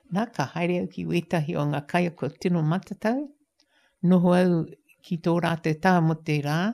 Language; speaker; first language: Māori; native; Māori